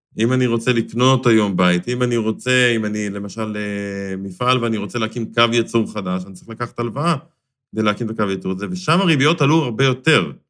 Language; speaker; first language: Hebrew; native; Hebrew